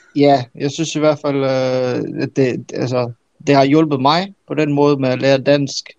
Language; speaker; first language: Danish; early bilingual, other home language; Bosnian